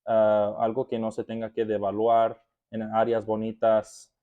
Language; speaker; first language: Spanish; early bilingual, heritage; Spanish